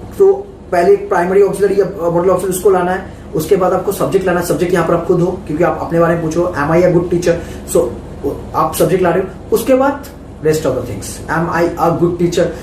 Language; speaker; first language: Hindi; non-native, local second language; Bangla